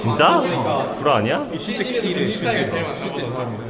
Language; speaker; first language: Korean; native; Korean